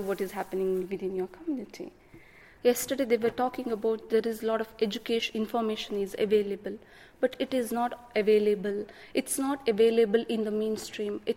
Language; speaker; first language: English; non-native, local second language; Kannada